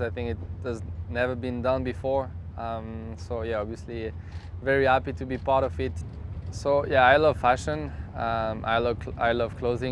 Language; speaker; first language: English; non-native, fluent; French